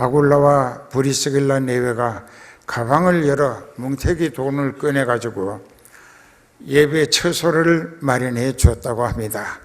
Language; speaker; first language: Korean; native; Korean